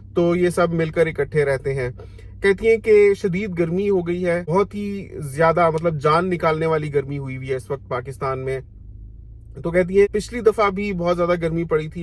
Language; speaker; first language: Urdu; non-native, local second language; Punjabi